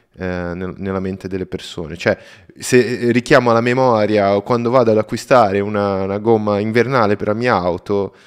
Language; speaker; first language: Italian; non-native, fluent; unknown